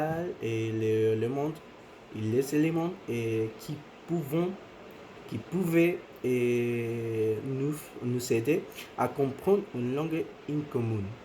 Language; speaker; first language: French; non-native, learner; Spanish